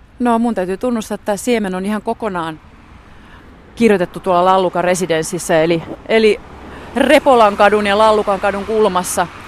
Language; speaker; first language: Finnish; native; Finnish